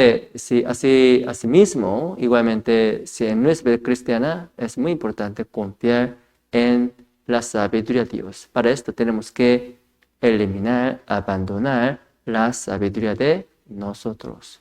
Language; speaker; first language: Spanish; non-native, fluent; Korean